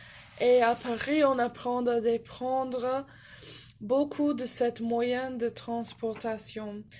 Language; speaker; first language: French; non-native, fluent; English